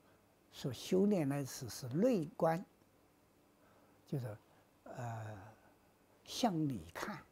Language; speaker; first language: Chinese; native; Chinese